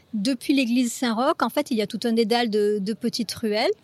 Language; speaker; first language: French; native; French